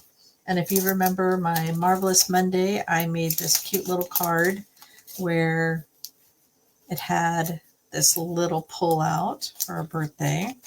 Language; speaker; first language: English; native; English